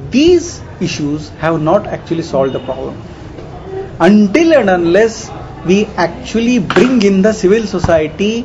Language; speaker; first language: English; non-native, local second language; Kannada